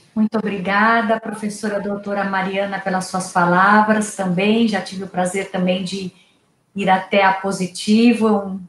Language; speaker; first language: Portuguese; native; Portuguese